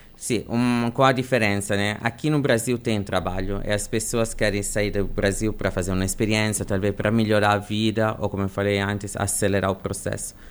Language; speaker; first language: Portuguese; non-native, fluent; Italian